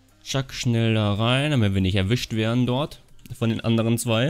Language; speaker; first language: German; native; German